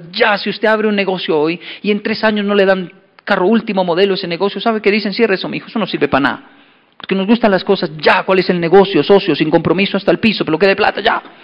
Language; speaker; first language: Spanish; native; Spanish